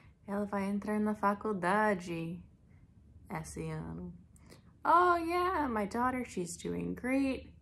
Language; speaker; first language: Portuguese; non-native, fluent; English